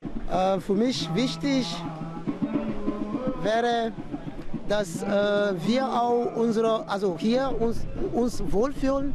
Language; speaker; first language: German; non-native, fluent; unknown